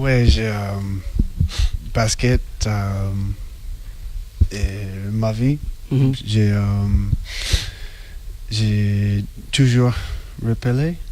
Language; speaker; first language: French; non-native, learner; English